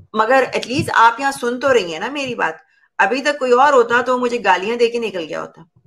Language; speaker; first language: Urdu; native; Urdu